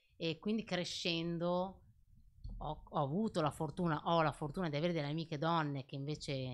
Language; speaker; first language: Italian; early bilingual, other home language; Arabic